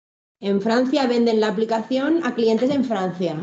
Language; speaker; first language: Spanish; native; Spanish